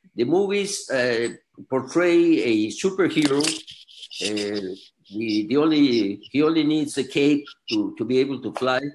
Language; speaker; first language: English; non-native, fluent; Spanish